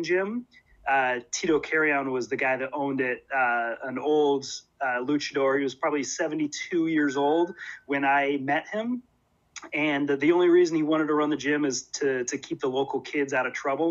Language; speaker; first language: English; native; English